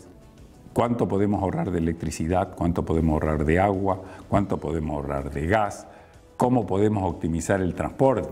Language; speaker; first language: Spanish; native; Spanish